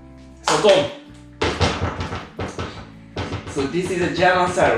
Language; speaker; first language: English; non-native, learner; Japanese